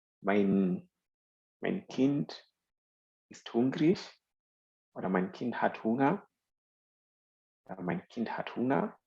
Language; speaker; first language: German; non-native, fluent; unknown